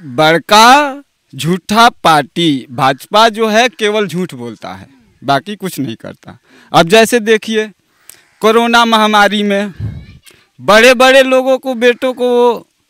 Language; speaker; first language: Hindi; native; Hindi